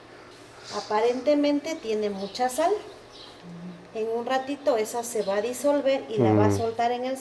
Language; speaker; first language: Spanish; native; Spanish